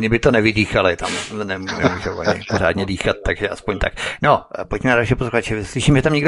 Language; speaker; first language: Czech; native; Czech